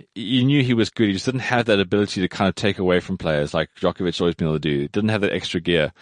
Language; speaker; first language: English; native; English